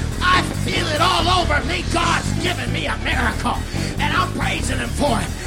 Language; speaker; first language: English; native; English